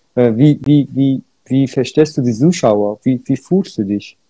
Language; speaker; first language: German; non-native, learner; Persian